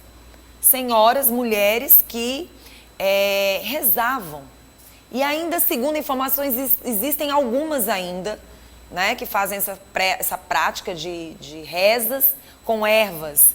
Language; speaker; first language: Portuguese; native; Portuguese